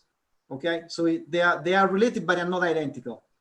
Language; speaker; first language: English; non-native, fluent; Italian